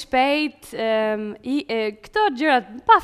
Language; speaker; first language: Albanian; early bilingual, heritage; Spanish